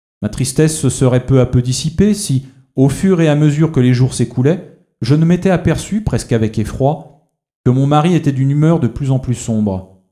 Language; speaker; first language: French; native; French